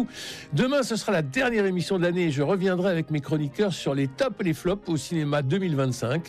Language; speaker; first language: French; native; French